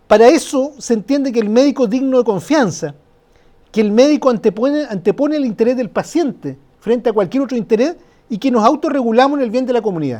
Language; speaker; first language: Spanish; native; Spanish